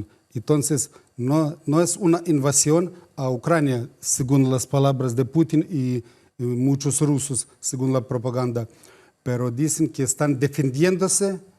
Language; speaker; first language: Spanish; non-native, fluent; Ukrainian